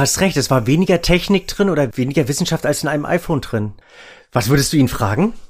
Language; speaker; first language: German; native; German